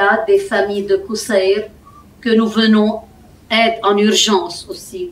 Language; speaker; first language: French; non-native, fluent; Arabic